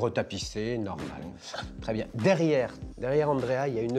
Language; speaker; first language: French; native; French